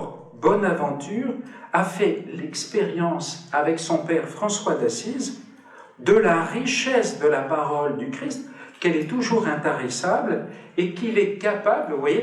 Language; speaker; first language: French; native; French